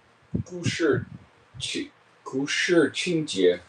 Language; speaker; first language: Chinese; non-native, learner; English